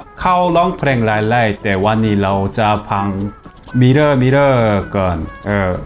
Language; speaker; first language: Thai; non-native, fluent; Korean